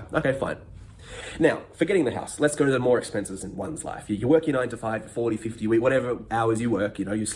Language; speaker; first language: English; native; English